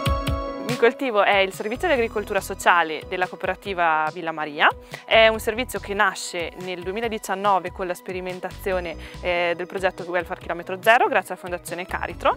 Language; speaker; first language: Italian; native; Italian